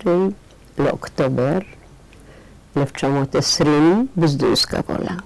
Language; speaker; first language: Hebrew; non-native, fluent; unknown